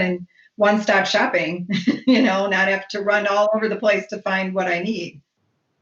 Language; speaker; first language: English; native; English